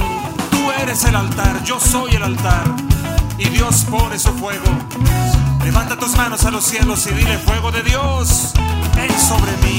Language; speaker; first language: Spanish; native; Spanish